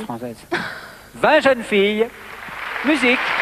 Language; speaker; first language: French; native; French